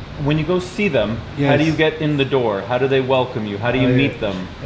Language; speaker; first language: English; native; English